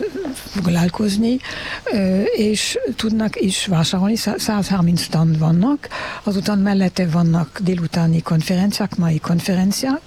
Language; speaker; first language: Hungarian; non-native, learner; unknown